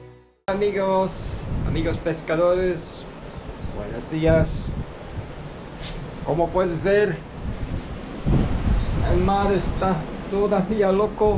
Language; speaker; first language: Spanish; non-native, fluent; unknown